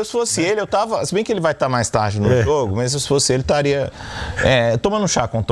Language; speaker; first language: Portuguese; native; Portuguese